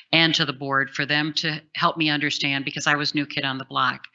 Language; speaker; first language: English; native; English